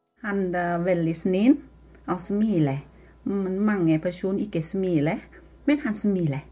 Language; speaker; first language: Norwegian; non-native, learner; Thai